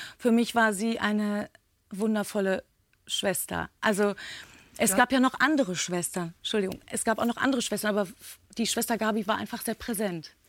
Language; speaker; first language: German; early bilingual, other home language; Turkish